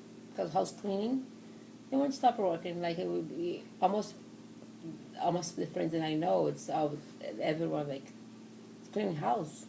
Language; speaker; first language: English; non-native, learner; Portuguese